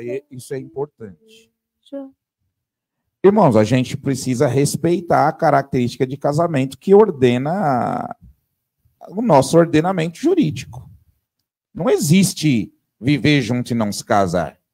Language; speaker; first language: Portuguese; native; Portuguese